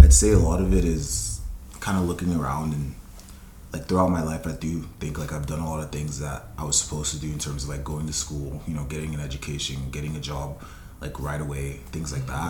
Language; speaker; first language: English; non-native, local second language; Yoruba